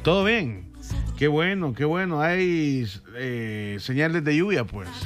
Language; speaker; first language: Spanish; native; Spanish